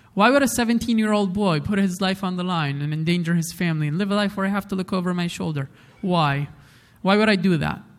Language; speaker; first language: English; non-native, fluent; Arabic